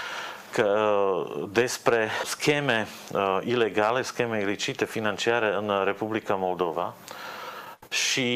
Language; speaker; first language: Romanian; non-native, fluent; Slovak